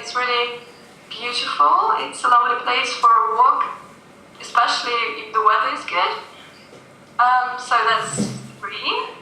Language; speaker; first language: English; non-native, fluent; Russian